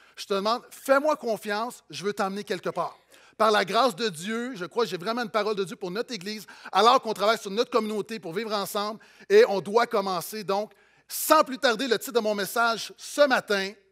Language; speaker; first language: French; native; French